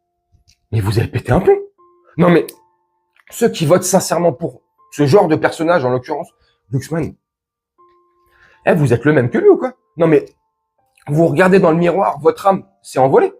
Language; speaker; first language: French; native; French